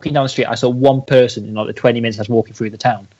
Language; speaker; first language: English; native; English